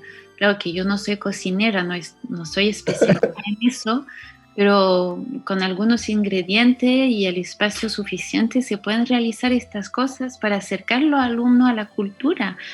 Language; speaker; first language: Spanish; non-native, fluent; French